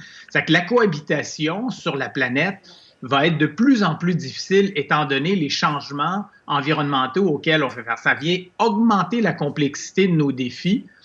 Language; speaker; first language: French; native; French